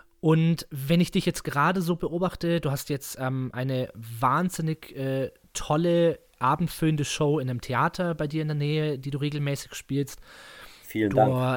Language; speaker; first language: German; native; German